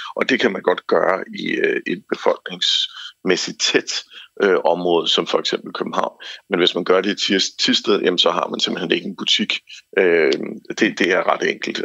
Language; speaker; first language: Danish; native; Danish